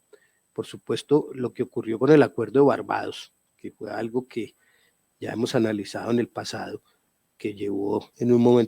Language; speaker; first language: Spanish; native; Spanish